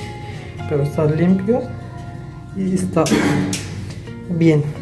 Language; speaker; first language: Spanish; non-native, learner; Urdu